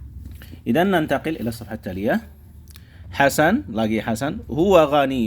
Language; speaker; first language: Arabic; non-native, fluent; Indonesian